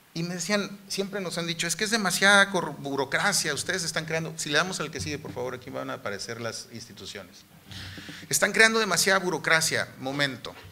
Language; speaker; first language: Spanish; native; Spanish